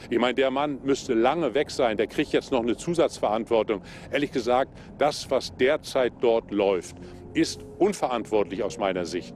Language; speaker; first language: German; native; German